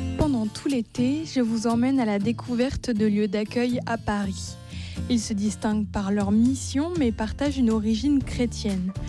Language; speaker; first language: French; native; French